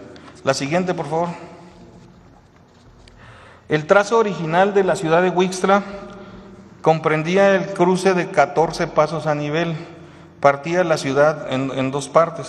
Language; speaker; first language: Spanish; native; Spanish